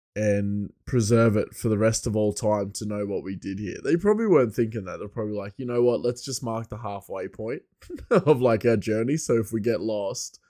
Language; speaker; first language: English; native; English